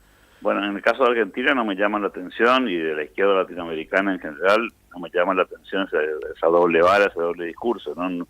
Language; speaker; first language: Spanish; native; Spanish